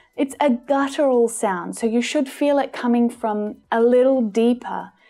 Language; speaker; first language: English; native; English